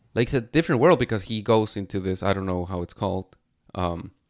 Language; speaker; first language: English; non-native, fluent; Spanish